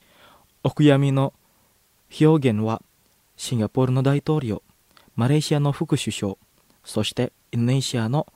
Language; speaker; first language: Japanese; non-native, fluent; Indonesian